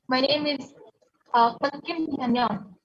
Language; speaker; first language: English; non-native, fluent; Korean